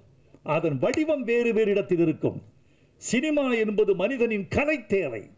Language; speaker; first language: Tamil; native; Tamil